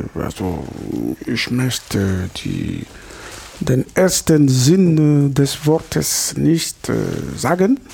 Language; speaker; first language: German; non-native, fluent; Lingala